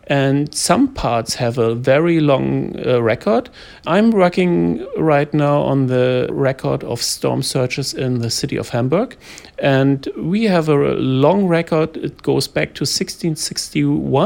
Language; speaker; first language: English; non-native, fluent; German